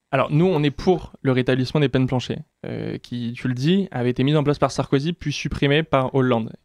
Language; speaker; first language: French; native; French